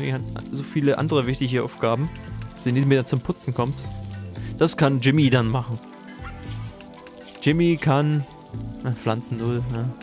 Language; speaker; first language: German; native; German